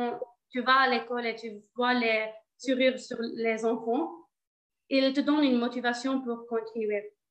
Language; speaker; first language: French; non-native, learner; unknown